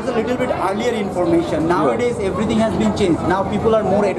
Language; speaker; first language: English; non-native, fluent; Bangla